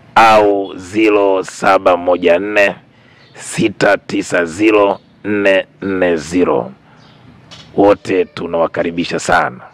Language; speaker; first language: Swahili; native; Swahili